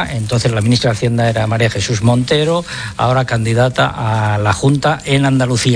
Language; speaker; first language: Spanish; native; Spanish